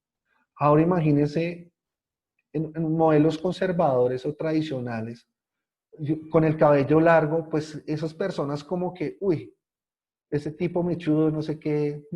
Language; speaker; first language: Spanish; native; Spanish